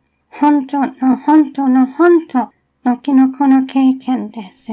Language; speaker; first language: Japanese; non-native, learner; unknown